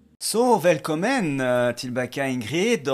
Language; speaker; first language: Swedish; non-native, fluent; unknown